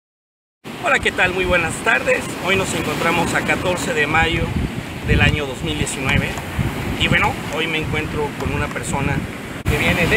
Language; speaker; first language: Spanish; native; Spanish